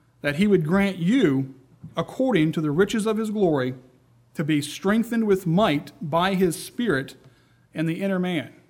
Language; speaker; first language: English; native; English